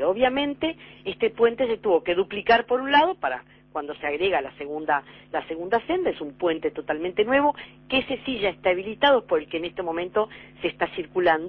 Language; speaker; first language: Spanish; native; Spanish